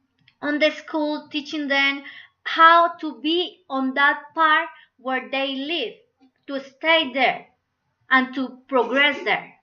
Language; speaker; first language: English; non-native, learner; Spanish